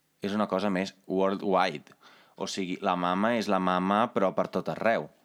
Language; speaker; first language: Catalan; non-native, fluent; Italian